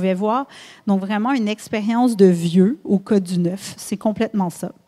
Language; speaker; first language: French; native; French